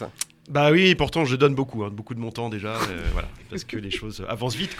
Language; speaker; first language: French; native; French